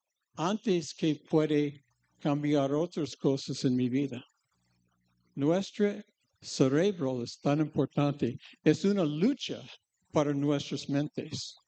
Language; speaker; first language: Spanish; non-native, fluent; English